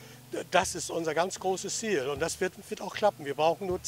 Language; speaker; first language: German; native; German